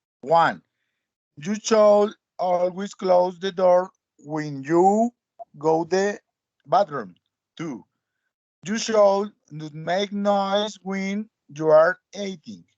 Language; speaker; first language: English; non-native, learner; Spanish